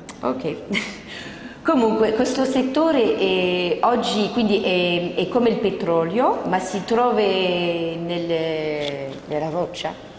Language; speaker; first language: Italian; non-native, fluent; French